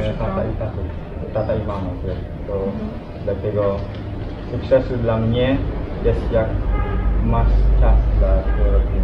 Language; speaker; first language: Polish; non-native, learner; Balinese